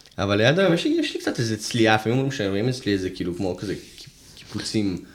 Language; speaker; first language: Hebrew; early bilingual, other home language; Russian